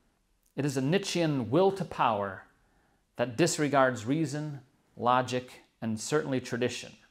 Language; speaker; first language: English; native; English